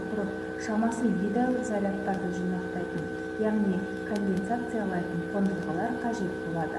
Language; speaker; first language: Kazakh; native; Kazakh